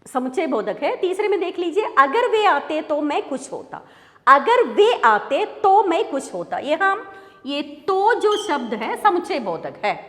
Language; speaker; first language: Hindi; non-native, local second language; Malayalam